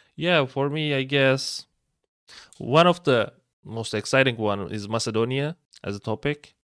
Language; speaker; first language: English; non-native, fluent; Turkish